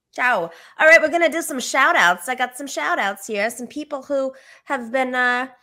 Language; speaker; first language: English; early bilingual, other home language; Greek